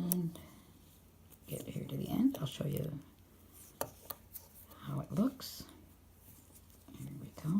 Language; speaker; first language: English; native; English